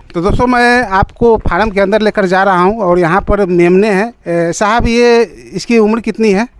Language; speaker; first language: Hindi; native; Hindi